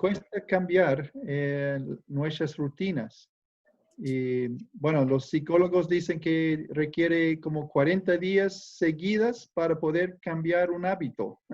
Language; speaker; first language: Spanish; non-native, fluent; English